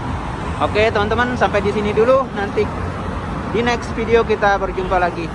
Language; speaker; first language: Indonesian; native; Indonesian